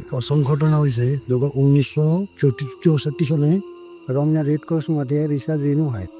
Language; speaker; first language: Bangla; native; Bangla